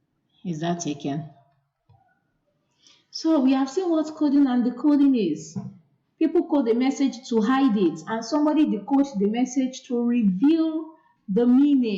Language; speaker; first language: English; non-native, local second language; Yoruba